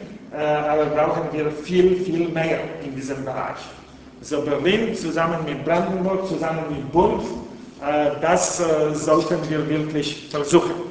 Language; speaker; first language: German; non-native, fluent; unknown